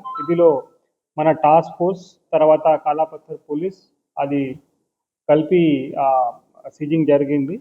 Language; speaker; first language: Telugu; non-native, local second language; Urdu